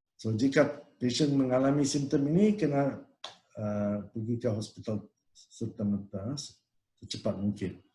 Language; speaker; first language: Malay; non-native, local second language; Tamil